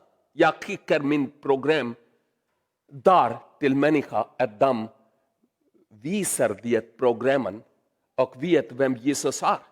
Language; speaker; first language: Swedish; non-native, learner; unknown